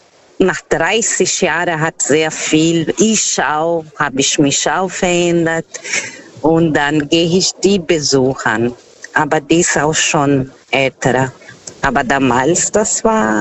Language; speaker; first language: German; non-native, fluent; Portuguese